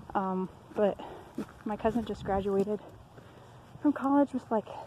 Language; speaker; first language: English; native; English